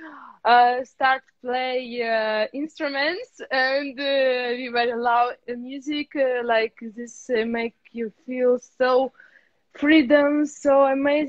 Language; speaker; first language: English; non-native, learner; Russian